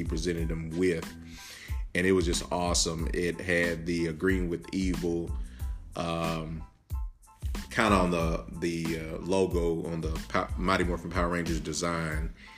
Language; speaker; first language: English; native; English